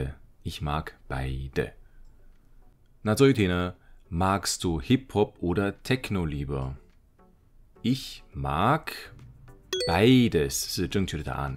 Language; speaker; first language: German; non-native, fluent; Chinese